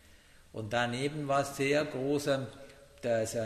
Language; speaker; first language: German; non-native, learner; Sinhala